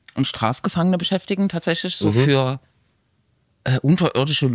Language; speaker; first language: German; native; German